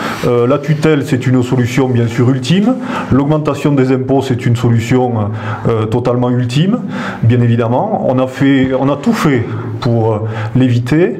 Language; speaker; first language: French; native; French